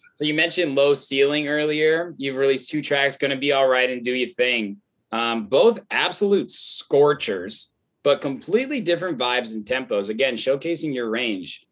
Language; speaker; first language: English; native; English